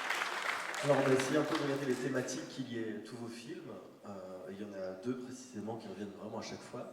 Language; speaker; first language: French; native; French